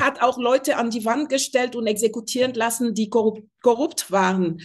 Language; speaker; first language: German; non-native, fluent; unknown